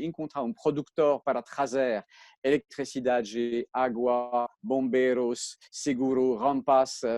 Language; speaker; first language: Portuguese; non-native, fluent; French